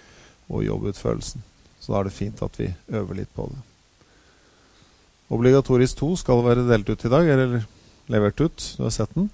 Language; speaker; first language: Norwegian; native; Norwegian